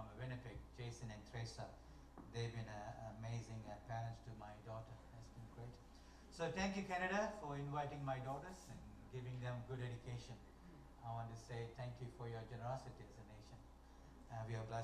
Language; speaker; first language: English; non-native, local second language; Tamil